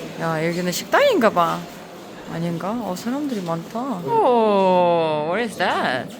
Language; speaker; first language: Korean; non-native, fluent; Uzbek